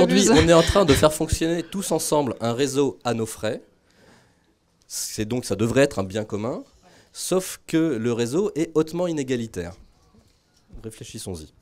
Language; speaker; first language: French; native; French